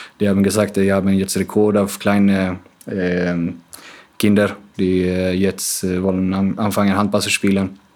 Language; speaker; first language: German; non-native, fluent; Swedish